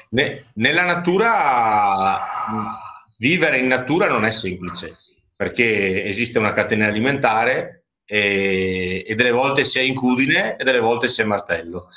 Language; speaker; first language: Italian; native; Italian